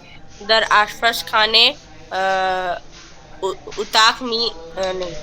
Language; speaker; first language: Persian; non-native, learner; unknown